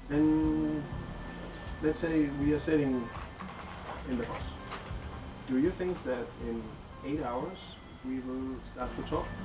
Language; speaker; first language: English; non-native, fluent; Danish